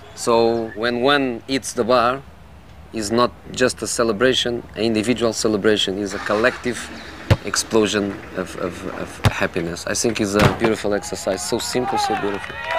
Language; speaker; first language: English; non-native, fluent; Portuguese